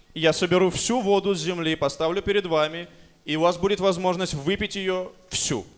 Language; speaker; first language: Russian; native; Russian